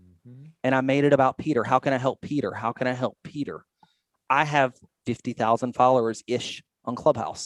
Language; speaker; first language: English; native; English